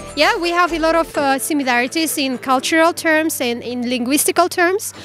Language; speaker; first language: English; non-native, learner; Kazakh